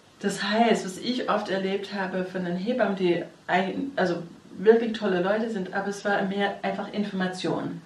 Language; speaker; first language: German; non-native, fluent; English